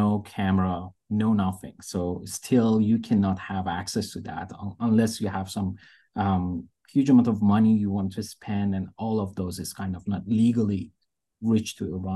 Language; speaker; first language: English; non-native, fluent; Persian